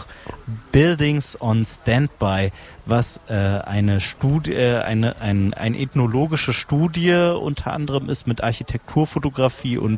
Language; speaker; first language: German; native; German